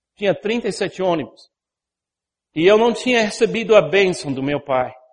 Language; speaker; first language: Portuguese; non-native, fluent; English